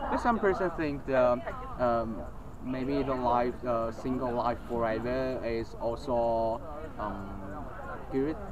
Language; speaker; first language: English; non-native, learner; Chinese